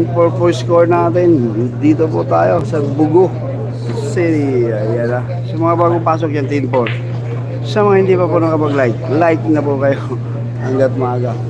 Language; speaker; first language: Filipino; non-native, local second language; Cebuano